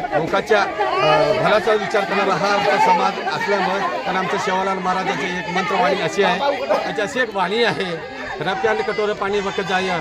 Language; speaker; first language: Marathi; non-native, local second language; Lambadi